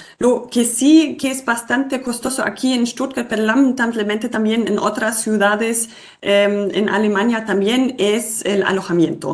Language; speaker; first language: Spanish; non-native, fluent; German